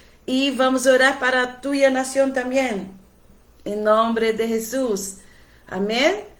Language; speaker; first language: Portuguese; non-native, learner; Spanish